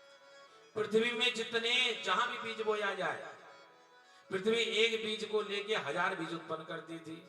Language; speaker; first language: Hindi; native; Hindi